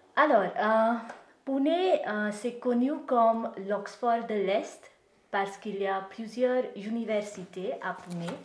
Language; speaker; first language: French; non-native, fluent; Marathi